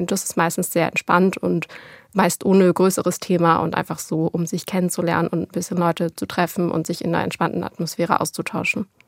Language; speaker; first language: German; native; German